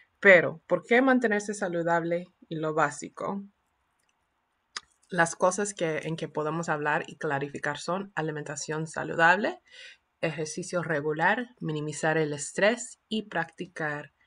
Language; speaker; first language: Spanish; non-native, fluent; English